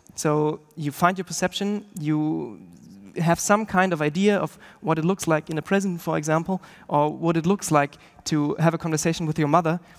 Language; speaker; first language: English; non-native, fluent; German